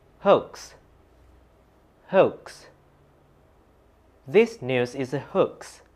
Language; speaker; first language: English; non-native, fluent; Indonesian